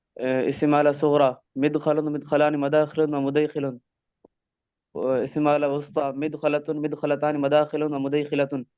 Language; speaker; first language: Arabic; non-native, learner; Urdu